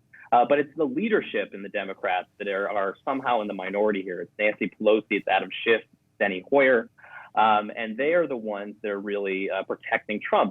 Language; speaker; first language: English; native; English